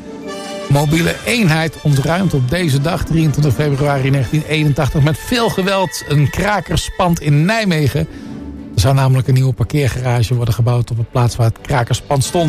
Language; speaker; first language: Dutch; native; Dutch